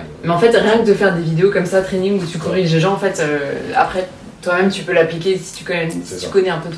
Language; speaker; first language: French; native; French